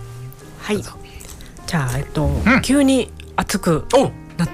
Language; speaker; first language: Japanese; native; Japanese